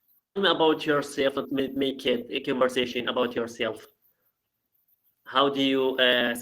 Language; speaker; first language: English; non-native, learner; Arabic